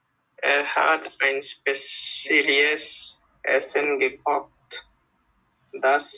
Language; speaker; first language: German; non-native, learner; Bangla